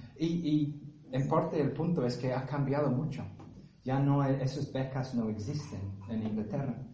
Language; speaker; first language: Spanish; non-native, fluent; English